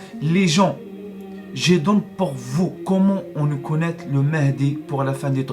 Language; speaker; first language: French; non-native, learner; Arabic